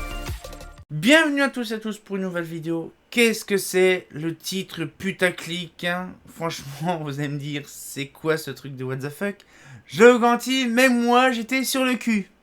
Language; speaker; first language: French; native; French